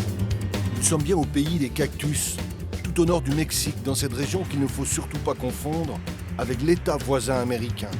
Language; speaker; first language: French; native; French